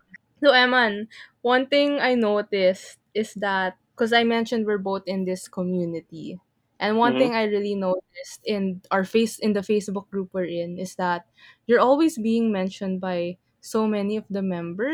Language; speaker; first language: English; non-native, local second language; Filipino